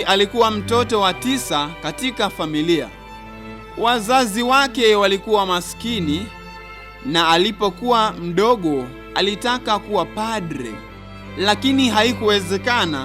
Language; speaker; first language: Swahili; native; Swahili